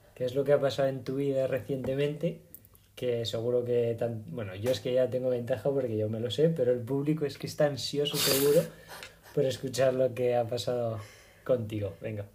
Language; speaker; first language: Spanish; native; Spanish